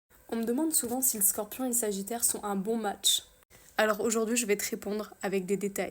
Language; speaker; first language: French; native; French